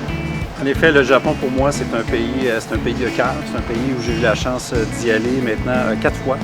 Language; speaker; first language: French; native; French